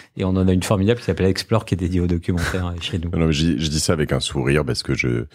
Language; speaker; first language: French; native; French